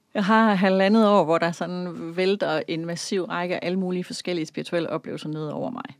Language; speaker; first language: Danish; native; Danish